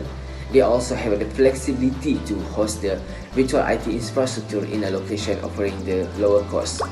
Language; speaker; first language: English; non-native, local second language; Malay